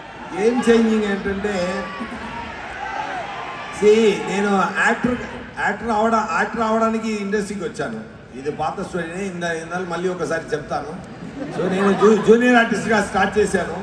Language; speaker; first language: Telugu; non-native, learner; Tamil